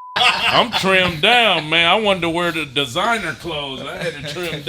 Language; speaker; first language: English; native; English